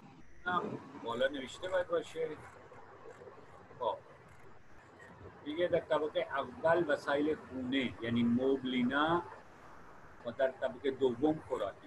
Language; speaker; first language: Persian; non-native, fluent; Urdu